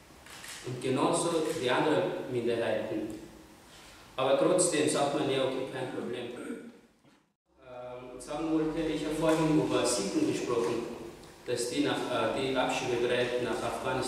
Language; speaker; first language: German; non-native, fluent; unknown